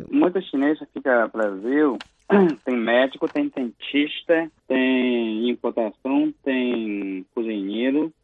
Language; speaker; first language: Portuguese; non-native, learner; Chinese